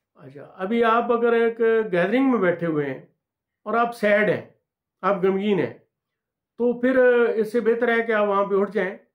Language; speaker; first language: Urdu; non-native, local second language; Punjabi